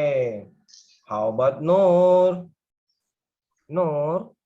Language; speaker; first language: English; non-native, learner; Indonesian